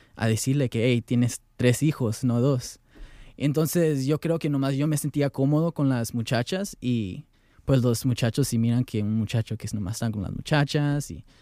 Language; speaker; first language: Spanish; early bilingual, heritage; Spanish